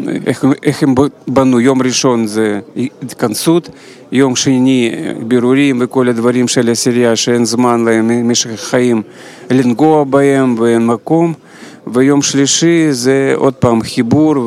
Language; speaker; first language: Hebrew; non-native, fluent; Russian